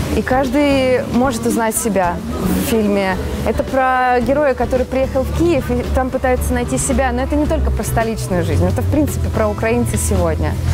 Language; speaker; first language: Russian; native; Russian